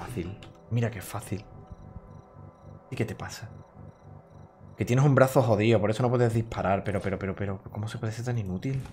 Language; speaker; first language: Spanish; native; Spanish